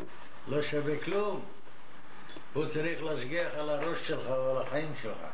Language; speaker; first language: Hebrew; non-native, fluent; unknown